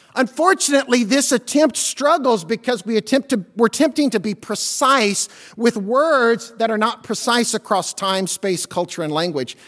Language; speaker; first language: English; native; English